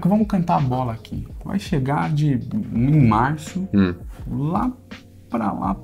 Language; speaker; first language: Portuguese; native; Portuguese